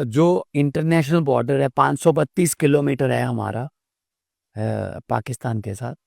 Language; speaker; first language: Hindi; non-native, local second language; Punjabi